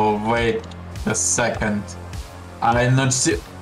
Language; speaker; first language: English; non-native, learner; Russian